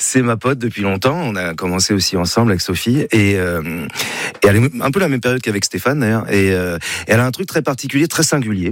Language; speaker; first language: French; native; French